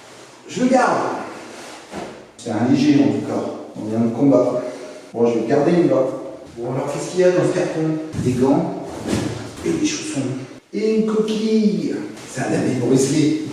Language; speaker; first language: French; native; French